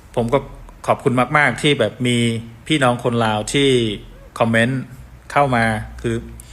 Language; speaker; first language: Thai; non-native, fluent; Khmer